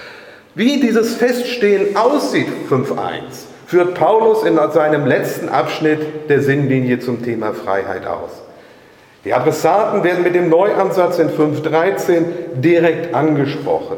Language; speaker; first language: German; native; German